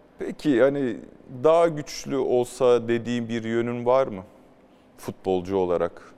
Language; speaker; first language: Turkish; native; Turkish